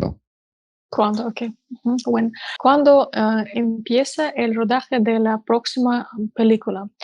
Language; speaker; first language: Spanish; non-native, learner; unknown